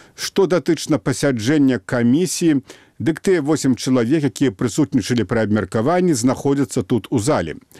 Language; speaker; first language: Belarusian; native; Belarusian